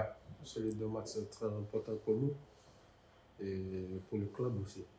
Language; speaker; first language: French; non-native, learner; Fijian